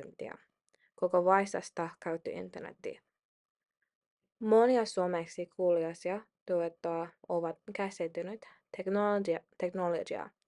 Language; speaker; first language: Finnish; non-native, learner; English